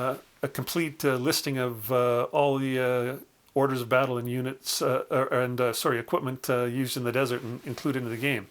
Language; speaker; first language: English; native; English